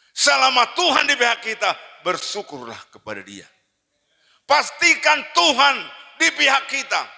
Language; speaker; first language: Indonesian; non-native, local second language; Batak Toba